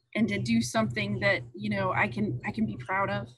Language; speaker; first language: English; native; English